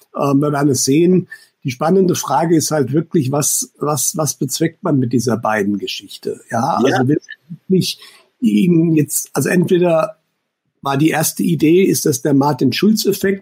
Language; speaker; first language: German; native; German